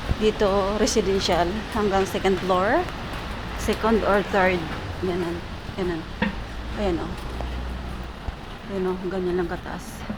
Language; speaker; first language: Filipino; native; Filipino